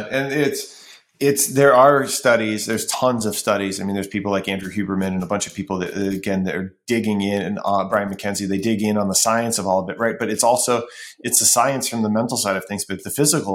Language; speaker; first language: English; native; English